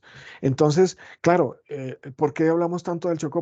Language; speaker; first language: Spanish; native; Spanish